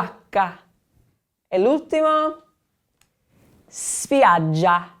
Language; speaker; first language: Italian; non-native, fluent; English